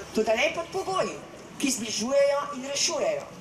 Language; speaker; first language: Slovenian; native; Slovenian